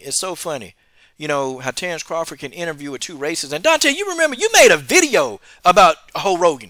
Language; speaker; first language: English; native; English